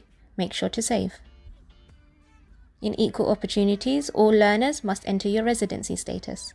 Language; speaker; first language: English; native; English